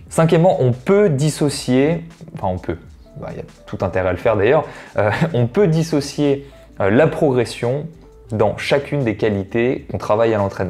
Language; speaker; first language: French; native; French